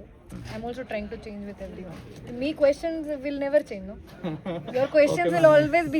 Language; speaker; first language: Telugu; non-native, fluent; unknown